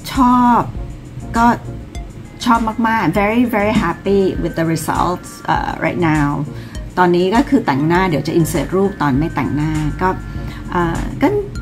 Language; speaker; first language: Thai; early bilingual, other home language; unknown